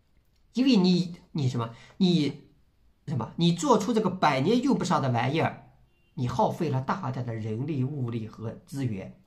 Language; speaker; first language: Chinese; native; Chinese